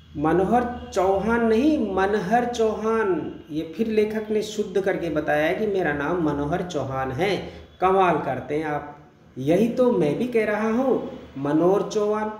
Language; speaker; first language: Hindi; native; Hindi